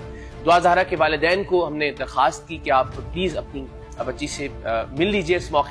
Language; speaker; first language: Urdu; native; Urdu